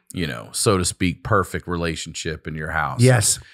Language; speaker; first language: English; native; English